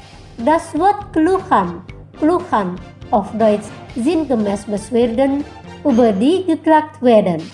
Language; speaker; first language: German; non-native, fluent; Indonesian